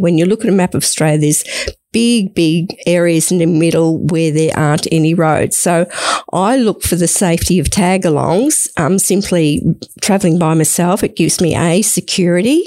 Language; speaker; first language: English; native; English